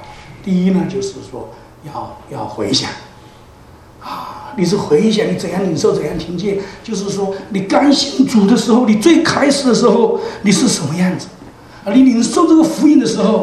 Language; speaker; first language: Chinese; native; Chinese